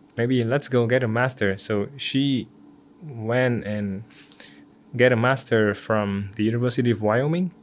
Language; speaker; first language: English; non-native, fluent; Vietnamese